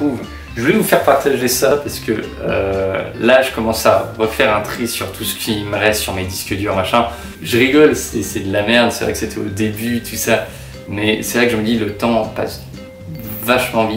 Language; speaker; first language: French; native; French